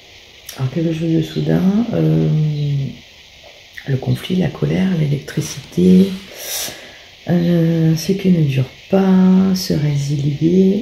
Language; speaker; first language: French; native; French